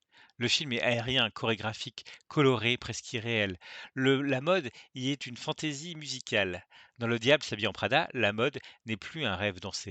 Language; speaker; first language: French; native; French